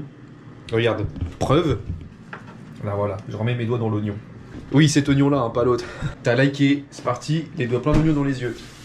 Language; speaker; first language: French; native; French